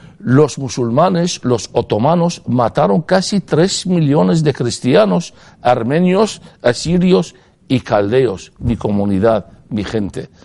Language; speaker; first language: Spanish; non-native, fluent; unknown